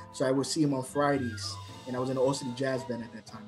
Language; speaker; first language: English; early bilingual, other home language; Spanish